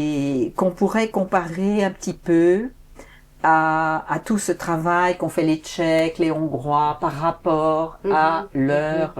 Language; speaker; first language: French; native; French